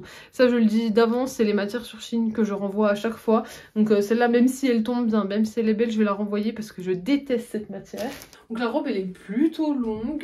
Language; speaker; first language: French; native; French